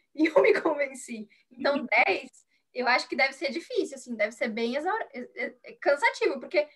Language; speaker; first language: Portuguese; native; Portuguese